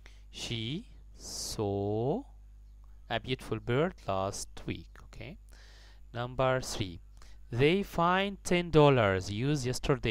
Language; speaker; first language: English; non-native, fluent; Arabic